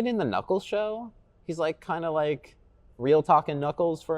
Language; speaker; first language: English; native; English